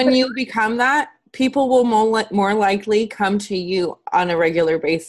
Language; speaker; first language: English; native; English